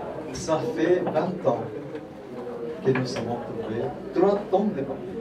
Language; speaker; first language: French; non-native, fluent; Spanish